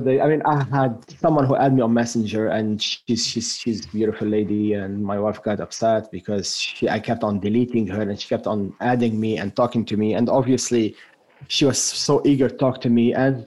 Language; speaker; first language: English; non-native, fluent; French